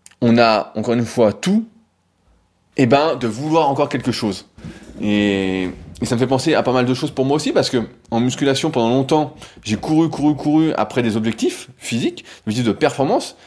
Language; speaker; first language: French; native; French